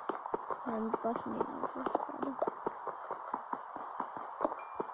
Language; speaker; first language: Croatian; early bilingual, heritage; Bosnian